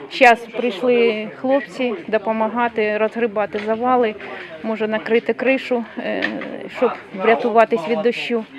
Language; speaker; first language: Ukrainian; non-native, local second language; Russian